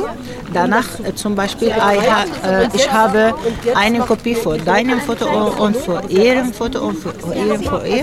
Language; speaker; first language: German; non-native, learner; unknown